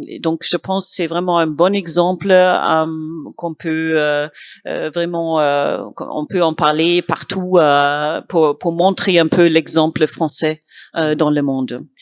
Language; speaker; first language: French; non-native, fluent; German